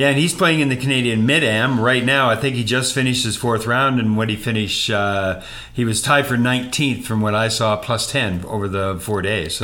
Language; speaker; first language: English; native; English